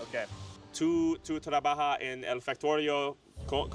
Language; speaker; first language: Spanish; non-native, learner; English